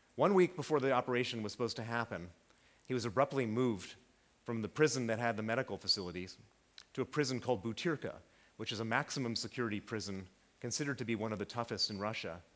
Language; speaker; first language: English; native; English